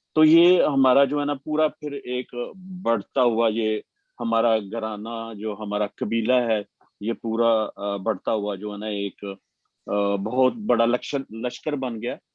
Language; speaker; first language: Urdu; non-native, local second language; Punjabi